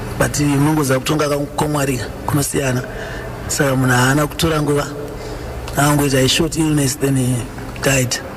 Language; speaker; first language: Shona; early bilingual, other home language; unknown